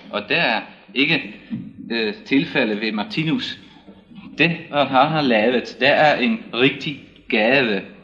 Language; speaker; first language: Danish; non-native, fluent; Dutch